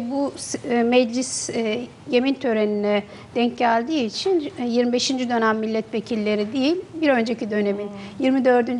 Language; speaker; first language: Turkish; native; Turkish